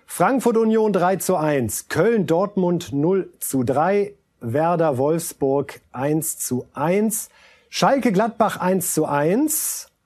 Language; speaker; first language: German; native; German